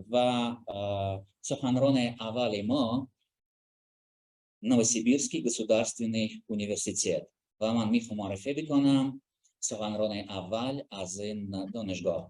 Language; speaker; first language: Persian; non-native, learner; Russian